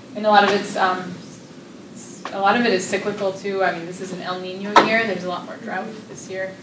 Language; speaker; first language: English; native; English